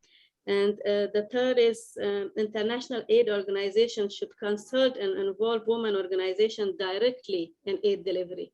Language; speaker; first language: English; non-native, fluent; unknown